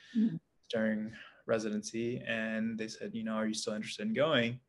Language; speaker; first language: English; native; English